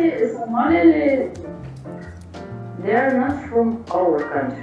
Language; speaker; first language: English; non-native, learner; Romanian